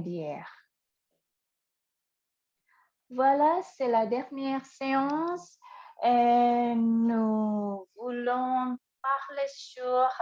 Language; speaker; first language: French; non-native, fluent; Indonesian